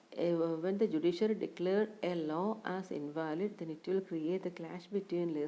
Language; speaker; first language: English; non-native, local second language; Malayalam